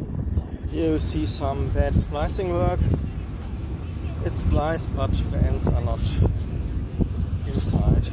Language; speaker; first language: English; non-native, fluent; German